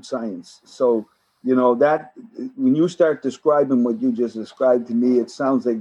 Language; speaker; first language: English; native; English